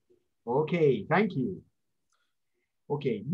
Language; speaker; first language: English; non-native, fluent; Spanish